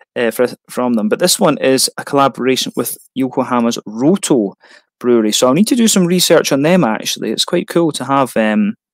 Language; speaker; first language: English; native; English